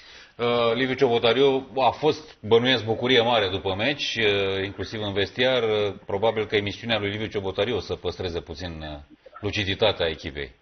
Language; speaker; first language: Romanian; native; Romanian